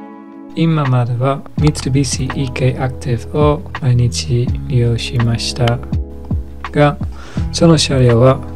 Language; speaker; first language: Japanese; non-native, fluent; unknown